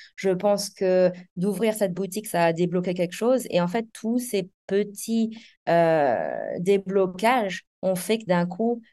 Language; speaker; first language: French; native; French